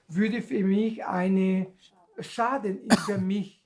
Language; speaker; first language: German; non-native, learner; Portuguese